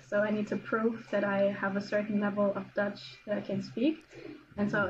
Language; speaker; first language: English; non-native, fluent; German